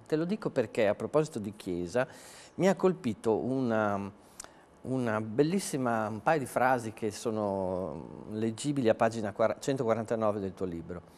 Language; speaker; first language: Italian; native; Italian